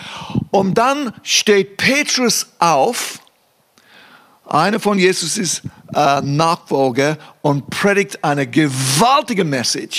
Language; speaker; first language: German; non-native, fluent; English